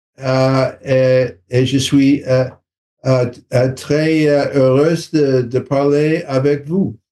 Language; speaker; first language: French; non-native, learner; English